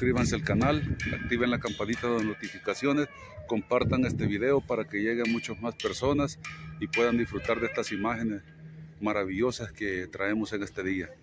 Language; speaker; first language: Spanish; native; Spanish